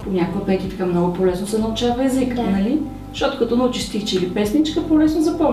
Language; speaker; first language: Bulgarian; native; Bulgarian